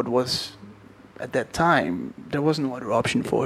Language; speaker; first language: English; non-native, fluent; Dutch